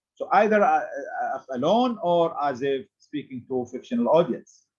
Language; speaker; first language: English; non-native, fluent; Arabic